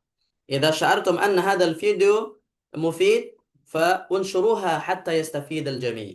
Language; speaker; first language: Arabic; non-native, fluent; Indonesian